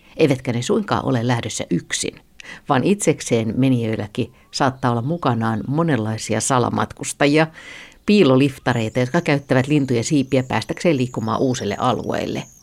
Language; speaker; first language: Finnish; native; Finnish